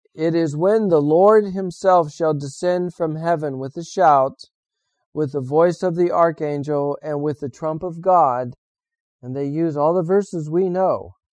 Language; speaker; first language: English; native; English